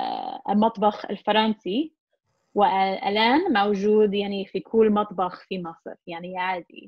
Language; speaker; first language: Arabic; non-native, fluent; English